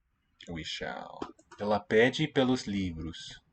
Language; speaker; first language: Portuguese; non-native, learner; English